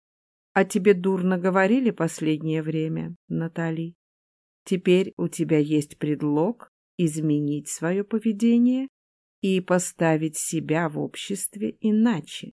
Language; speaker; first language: Russian; native; Russian